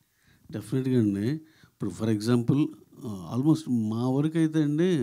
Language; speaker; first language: Telugu; native; Telugu